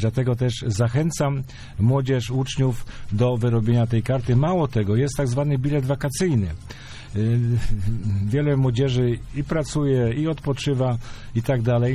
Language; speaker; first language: Polish; native; Polish